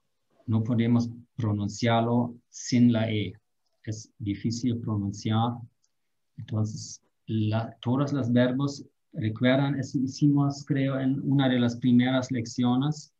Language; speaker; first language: Spanish; non-native, fluent; German